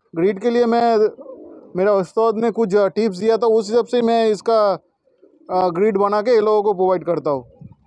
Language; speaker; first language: Hindi; non-native, local second language; Bangla